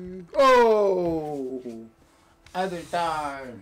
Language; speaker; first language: Korean; native; Korean